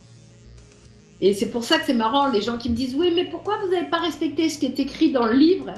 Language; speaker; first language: French; native; French